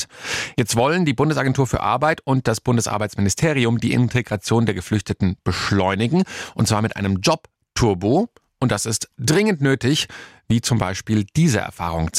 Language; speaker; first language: German; native; German